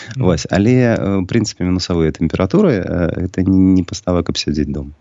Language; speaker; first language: Belarusian; native; Belarusian